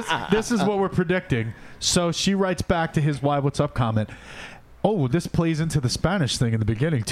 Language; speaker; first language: English; native; English